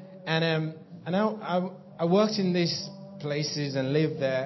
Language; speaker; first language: English; non-native, local second language; Igbo